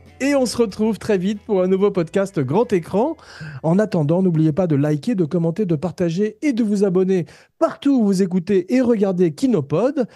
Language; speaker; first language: French; native; French